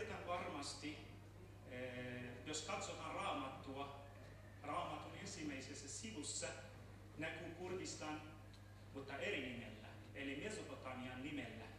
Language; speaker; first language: Finnish; non-native, learner; Central Kurdish